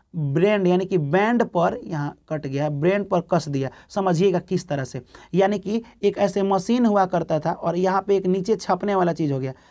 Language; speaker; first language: Hindi; native; Hindi